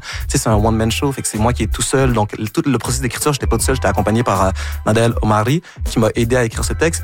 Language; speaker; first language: French; native; French